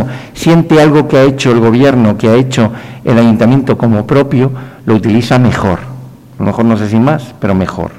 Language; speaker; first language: Spanish; native; Spanish